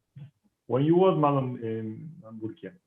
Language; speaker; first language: English; non-native, fluent; Spanish